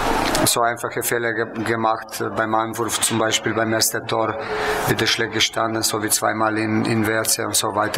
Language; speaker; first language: German; non-native, fluent; Slovenian